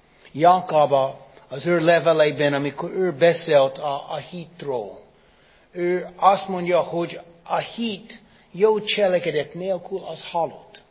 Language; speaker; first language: Hungarian; non-native, fluent; English